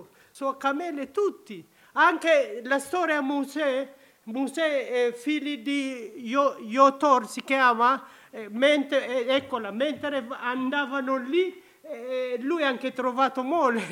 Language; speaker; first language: Italian; non-native, learner; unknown